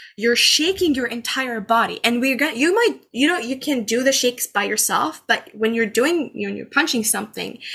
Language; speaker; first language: English; non-native, fluent; Arabic